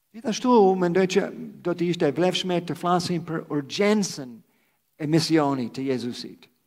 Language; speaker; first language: Albanian; non-native, fluent; English